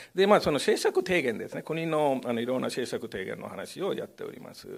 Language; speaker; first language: Japanese; non-native, fluent; Hindi